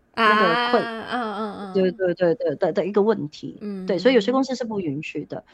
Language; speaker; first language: Chinese; non-native, local second language; Cantonese